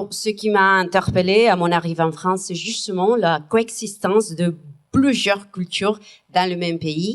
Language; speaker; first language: French; non-native, fluent; Spanish